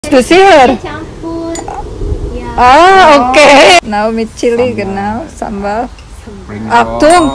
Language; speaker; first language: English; non-native, learner; Indonesian